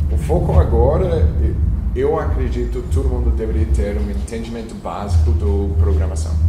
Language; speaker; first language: Portuguese; non-native, fluent; English